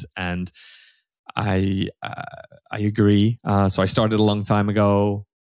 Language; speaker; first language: English; native; English